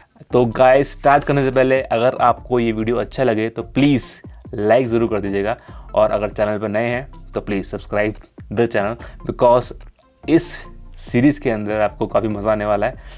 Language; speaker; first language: Hindi; native; Hindi